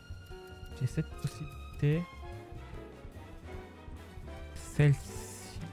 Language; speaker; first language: French; native; French